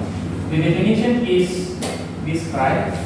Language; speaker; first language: English; non-native, fluent; Indonesian